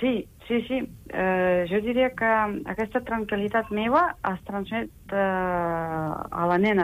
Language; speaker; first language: Catalan; non-native, fluent; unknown